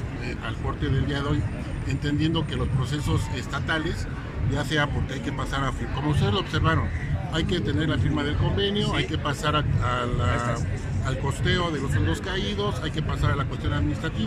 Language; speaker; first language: Spanish; native; Spanish